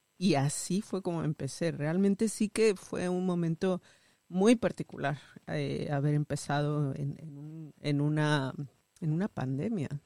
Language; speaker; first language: Spanish; native; Spanish